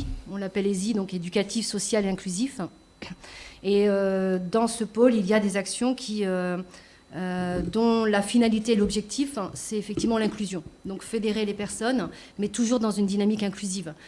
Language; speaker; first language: French; native; French